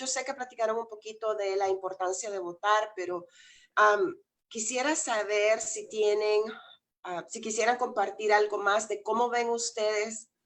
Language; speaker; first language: Spanish; native; Spanish